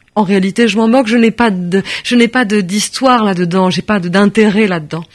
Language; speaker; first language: French; native; French